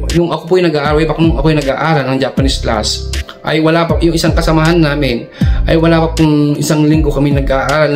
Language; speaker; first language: Filipino; native; Filipino